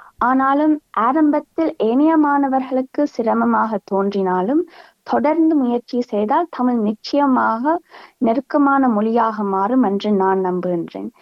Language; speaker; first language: Tamil; early bilingual, heritage; Tamil